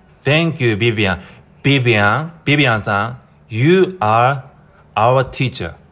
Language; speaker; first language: English; non-native, fluent; Japanese